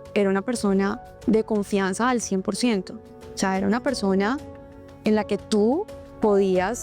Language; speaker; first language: Spanish; native; Spanish